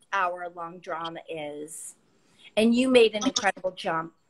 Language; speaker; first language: English; native; English